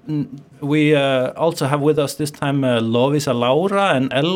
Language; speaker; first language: English; non-native, fluent; Faroese